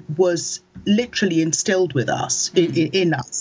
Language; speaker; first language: English; early bilingual, other home language; Akan